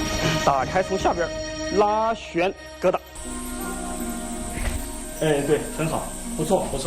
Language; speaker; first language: Chinese; native; Chinese